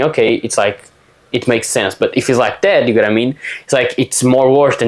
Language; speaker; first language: English; non-native, fluent; Portuguese